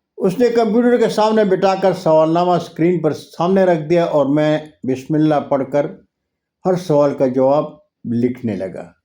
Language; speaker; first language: Urdu; non-native, local second language; Punjabi